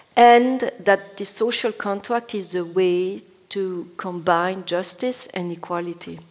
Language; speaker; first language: English; non-native, fluent; Italian